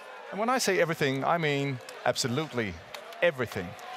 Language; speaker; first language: English; non-native, fluent; Danish